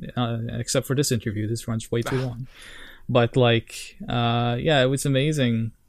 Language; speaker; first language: English; non-native, fluent; Norwegian